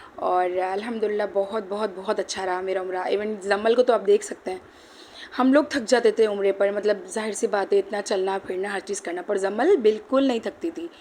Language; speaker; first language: Hindi; native; Hindi